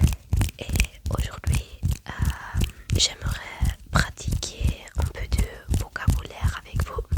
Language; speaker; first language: French; non-native, learner; German